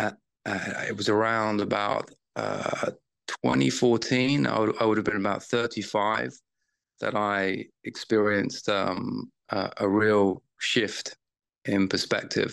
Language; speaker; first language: English; native; English